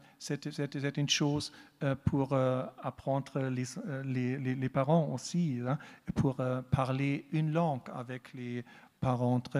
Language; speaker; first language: French; non-native, learner; German